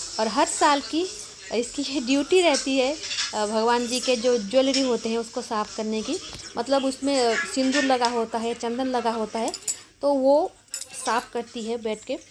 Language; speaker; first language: Hindi; non-native, local second language; Bangla